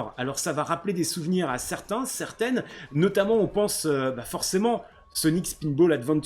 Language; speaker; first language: French; native; French